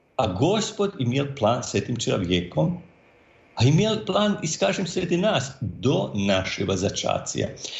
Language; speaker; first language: Russian; non-native, fluent; Croatian